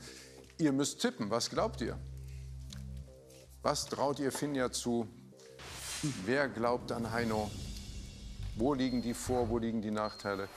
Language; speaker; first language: German; native; German